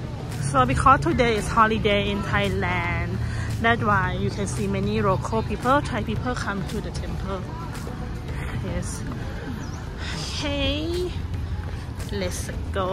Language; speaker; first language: English; non-native, learner; Thai